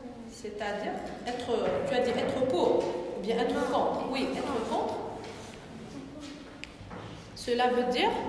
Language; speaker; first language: French; non-native, local second language; Arabic